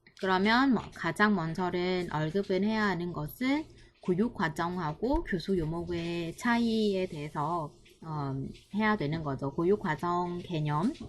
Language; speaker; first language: Korean; non-native, fluent; Vietnamese